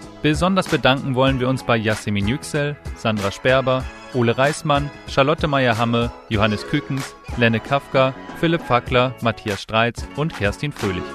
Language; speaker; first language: German; native; German